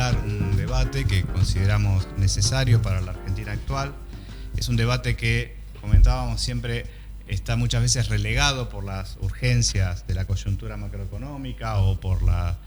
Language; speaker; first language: Spanish; native; Spanish